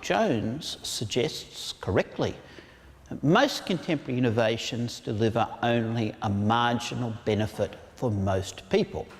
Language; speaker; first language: English; native; English